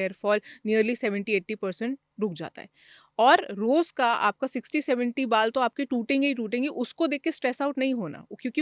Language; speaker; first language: Hindi; native; Hindi